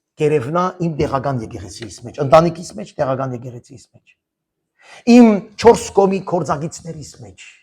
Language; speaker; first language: Armenian; early bilingual, heritage; Armenian